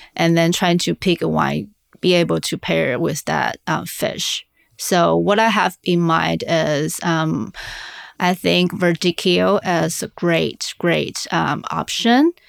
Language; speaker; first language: English; non-native, fluent; Chinese